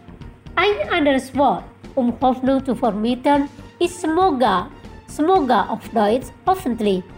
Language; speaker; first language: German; non-native, fluent; Indonesian